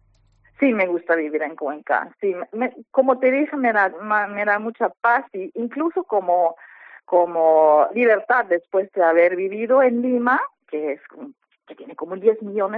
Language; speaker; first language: Spanish; non-native, fluent; German